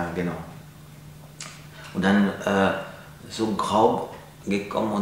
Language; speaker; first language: German; non-native, fluent; French